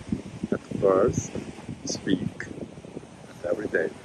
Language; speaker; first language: English; non-native, learner; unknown